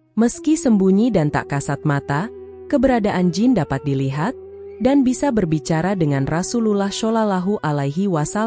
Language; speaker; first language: Indonesian; native; Indonesian